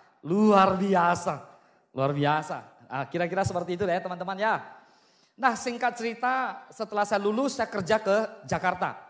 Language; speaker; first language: Indonesian; native; Indonesian